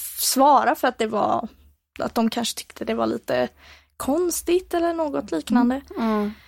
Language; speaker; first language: Swedish; early bilingual, other home language; Romanian